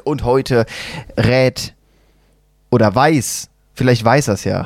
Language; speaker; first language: German; native; German